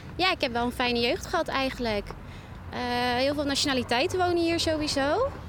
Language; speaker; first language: Dutch; native; Dutch